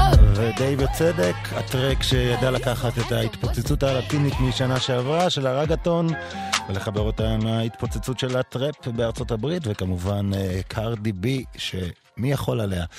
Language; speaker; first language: Hebrew; native; Hebrew